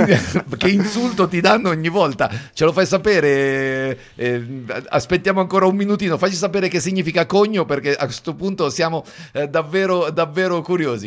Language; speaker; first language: Italian; native; Italian